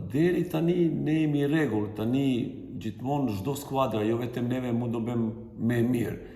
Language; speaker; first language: Albanian; non-native, learner; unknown